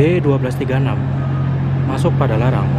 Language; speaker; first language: Indonesian; native; Indonesian